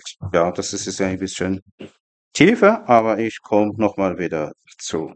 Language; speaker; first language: German; non-native, learner; Persian